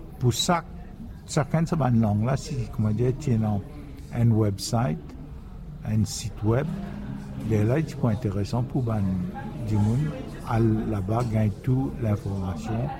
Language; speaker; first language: French; non-native, local second language; Morisyen